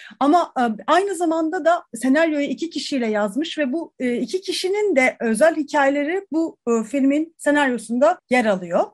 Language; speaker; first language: Turkish; native; Turkish